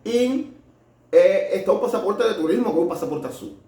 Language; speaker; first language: Portuguese; non-native, learner; Spanish